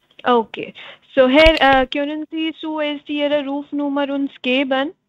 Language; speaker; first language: German; non-native, learner; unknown